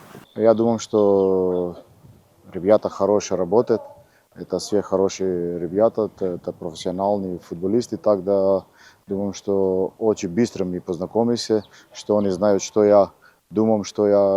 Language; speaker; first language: Russian; non-native, learner; Macedonian